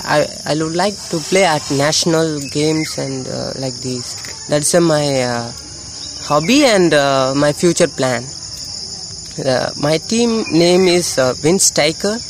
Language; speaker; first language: English; non-native, local second language; Tamil